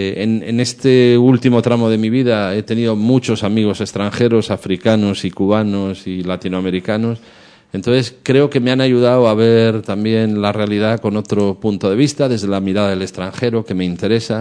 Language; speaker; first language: Spanish; native; Spanish